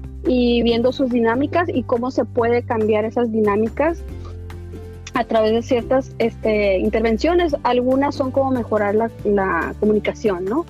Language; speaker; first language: Spanish; native; Spanish